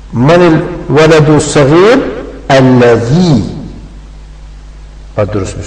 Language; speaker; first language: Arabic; non-native, fluent; Tajik